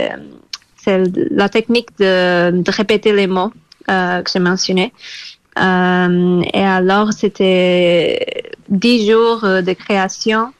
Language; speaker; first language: French; non-native, fluent; Portuguese